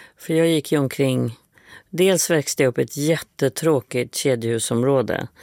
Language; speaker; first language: Swedish; native; Swedish